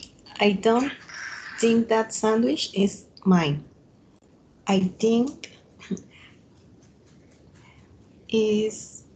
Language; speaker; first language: English; non-native, learner; Spanish